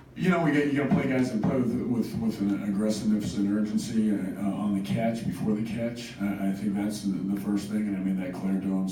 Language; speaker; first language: English; native; English